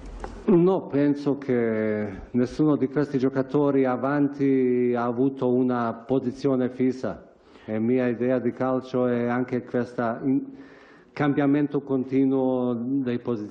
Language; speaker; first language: Italian; non-native, fluent; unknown